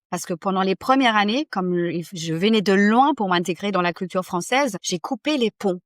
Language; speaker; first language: French; non-native, fluent; German